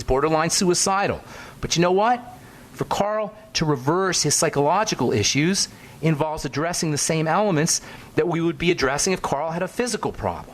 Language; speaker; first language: English; native; English